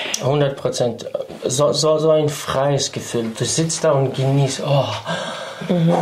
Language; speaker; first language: German; non-native, fluent; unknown